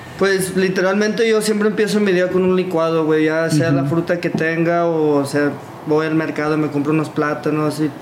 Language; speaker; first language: Spanish; early bilingual, other home language; English